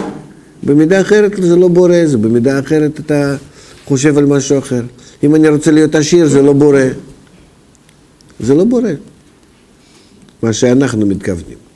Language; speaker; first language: Hebrew; non-native, fluent; Russian